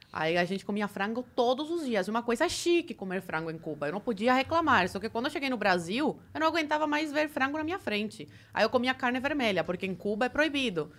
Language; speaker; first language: Portuguese; early bilingual, other home language; Spanish